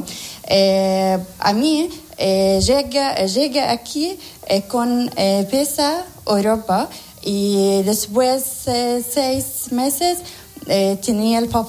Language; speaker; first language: Spanish; non-native, learner; Arabic